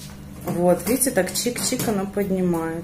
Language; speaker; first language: Russian; native; Russian